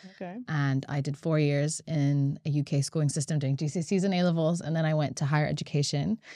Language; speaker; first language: English; non-native, fluent; Latvian